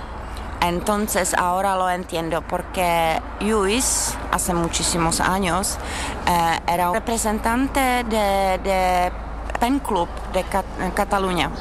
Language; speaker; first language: Spanish; non-native, fluent; Czech